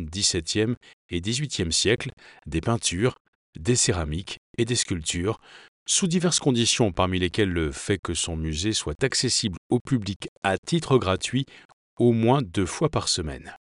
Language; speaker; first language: French; native; French